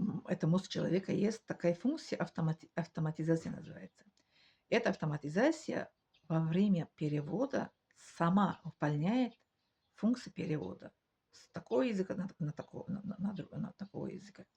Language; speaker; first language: Russian; non-native, learner; Tajik